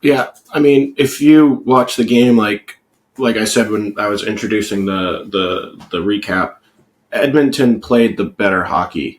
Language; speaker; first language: English; native; English